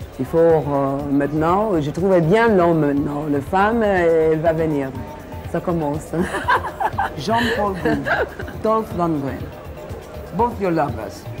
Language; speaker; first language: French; non-native, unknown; English